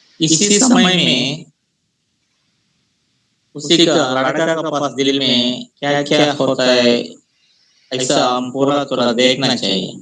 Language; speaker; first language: Hindi; non-native, local second language; Telugu